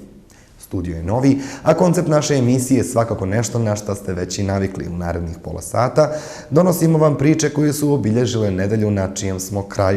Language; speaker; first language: Bosnian; native; Bosnian